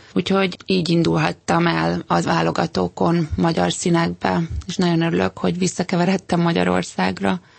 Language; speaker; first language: Hungarian; native; Hungarian